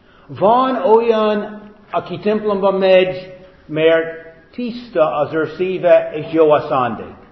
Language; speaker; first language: Hungarian; non-native, fluent; English